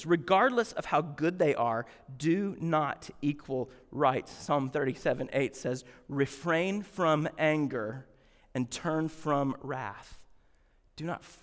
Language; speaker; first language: English; native; English